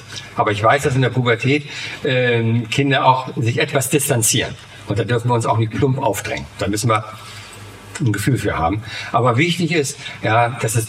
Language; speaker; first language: German; native; German